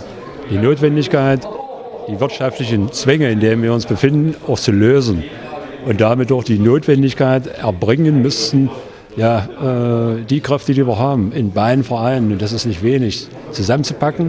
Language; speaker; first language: German; native; German